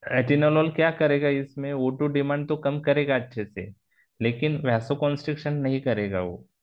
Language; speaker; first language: Hindi; non-native, local second language; Marathi